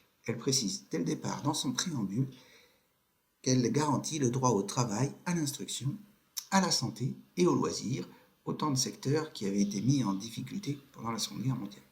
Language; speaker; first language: French; native; French